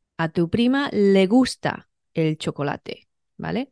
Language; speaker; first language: Spanish; non-native, fluent; Chinese